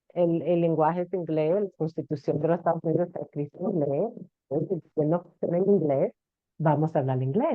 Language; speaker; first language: Spanish; early bilingual, heritage; Spanish